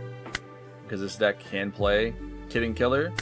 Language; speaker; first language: English; native; English